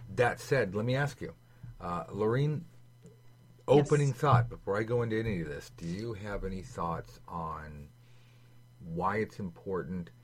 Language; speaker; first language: English; native; English